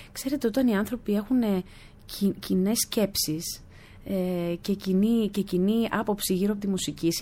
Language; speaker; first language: Greek; early bilingual, other home language; German